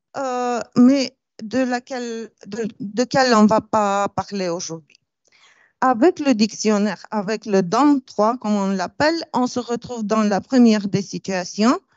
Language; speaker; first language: French; non-native, fluent; Romanian